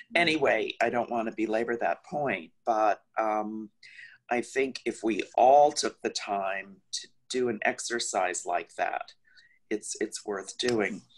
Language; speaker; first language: English; native; English